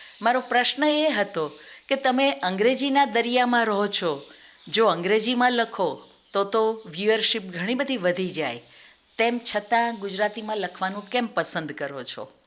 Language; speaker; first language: Gujarati; native; Gujarati